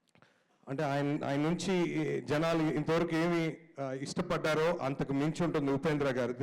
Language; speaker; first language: Telugu; native; Telugu